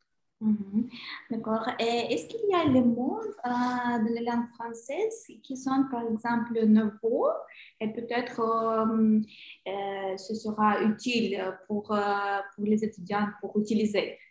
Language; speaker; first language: French; non-native, learner; Ukrainian